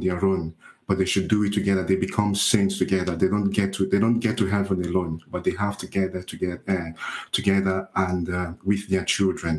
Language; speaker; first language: English; non-native, local second language; Igbo